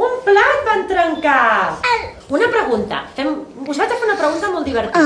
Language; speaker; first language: Catalan; native; Catalan